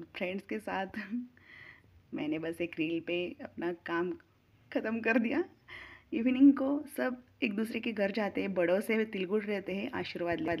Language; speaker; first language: Hindi; non-native, local second language; Marathi